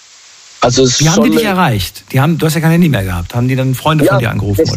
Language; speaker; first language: German; native; German